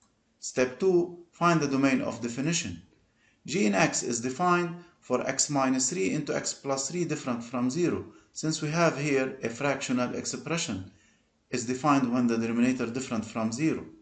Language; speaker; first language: English; non-native, local second language; Arabic